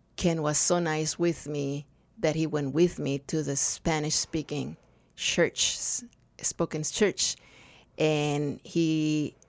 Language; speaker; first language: English; non-native, fluent; Spanish